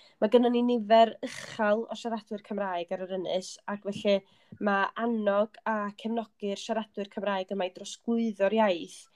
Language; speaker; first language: Welsh; native; Welsh